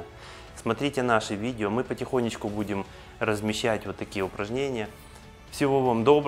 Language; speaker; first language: Russian; native; Russian